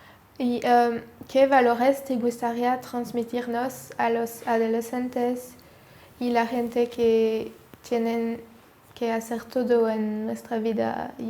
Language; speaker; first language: Spanish; non-native, learner; French